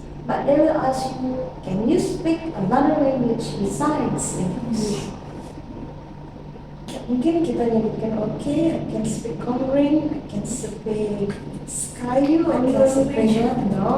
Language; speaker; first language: English; non-native, fluent; Indonesian